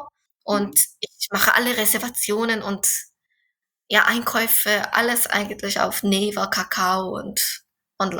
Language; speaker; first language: German; non-native, fluent; Korean